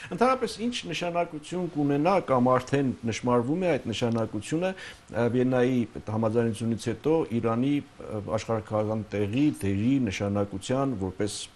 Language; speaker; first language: Armenian; native; Armenian